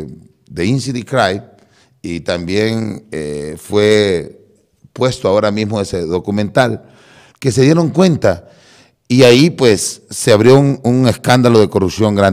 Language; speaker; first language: Spanish; native; Spanish